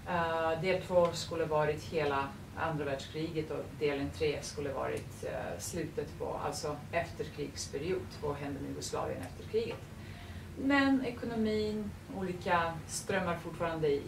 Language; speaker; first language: Swedish; non-native, fluent; Serbian